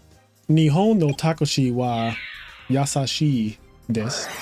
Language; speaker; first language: Japanese; non-native, learner; English